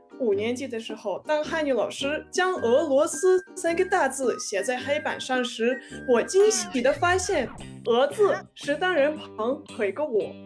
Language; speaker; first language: Chinese; non-native, fluent; Russian